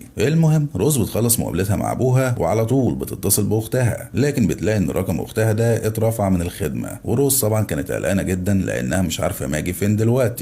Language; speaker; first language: Arabic; native; Arabic